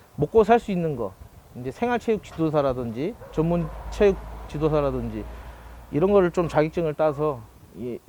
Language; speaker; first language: Korean; native; Korean